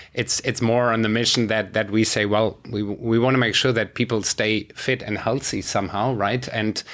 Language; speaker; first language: English; non-native, fluent; German